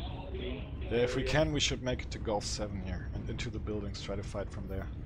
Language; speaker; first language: English; non-native, fluent; French